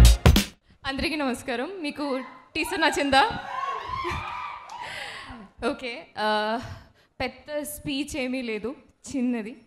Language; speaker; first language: Telugu; non-native, local second language; Malayalam